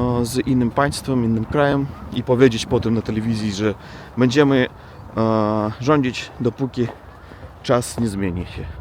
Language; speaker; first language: Polish; non-native, fluent; Russian